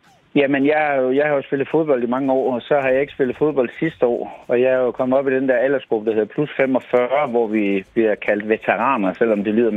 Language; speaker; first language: Danish; native; Danish